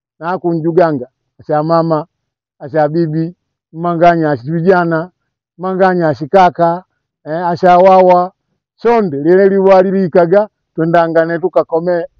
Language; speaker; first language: Swahili; non-native, local second language; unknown